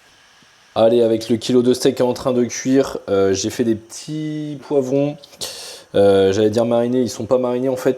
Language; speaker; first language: French; native; French